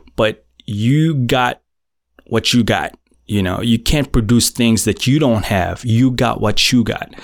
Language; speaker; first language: English; non-native, local second language; Filipino